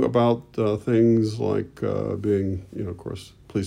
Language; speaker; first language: English; native; English